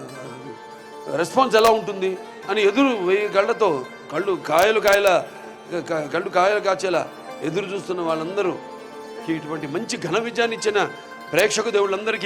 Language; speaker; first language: Telugu; native; Telugu